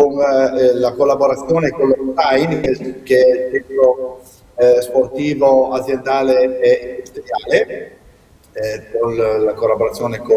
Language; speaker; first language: Italian; native; Italian